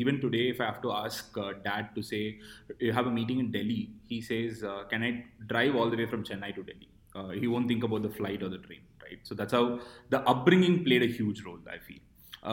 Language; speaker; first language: English; non-native, local second language; Tamil